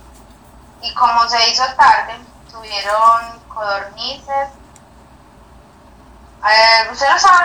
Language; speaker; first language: Spanish; native; Spanish